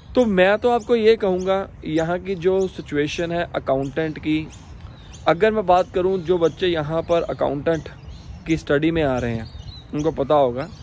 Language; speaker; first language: Hindi; native; Hindi